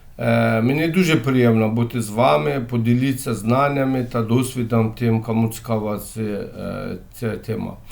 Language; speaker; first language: Ukrainian; non-native, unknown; Azerbaijani